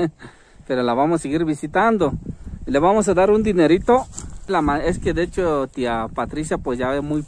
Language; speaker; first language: Spanish; native; Spanish